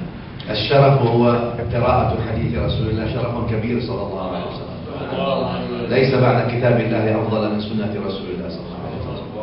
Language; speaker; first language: Arabic; native; Arabic